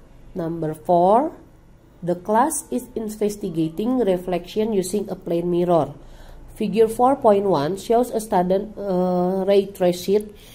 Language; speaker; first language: English; non-native, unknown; Indonesian